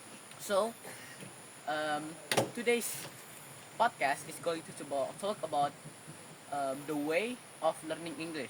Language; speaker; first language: English; non-native, learner; Indonesian